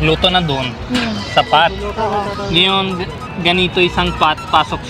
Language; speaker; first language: Filipino; non-native, learner; Punjabi